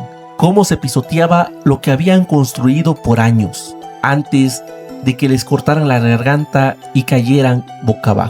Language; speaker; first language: Spanish; native; Spanish